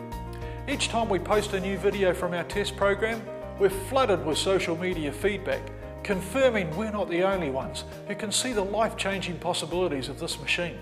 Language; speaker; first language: English; native; English